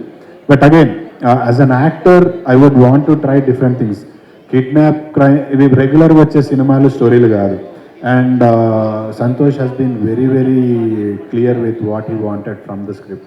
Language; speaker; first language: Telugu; native; Telugu